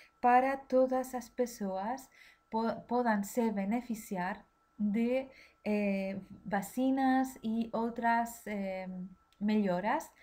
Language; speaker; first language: Portuguese; non-native, learner; Spanish